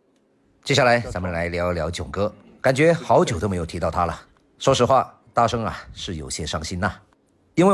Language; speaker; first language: Chinese; native; Chinese